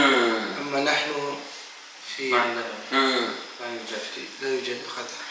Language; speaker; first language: Arabic; non-native, fluent; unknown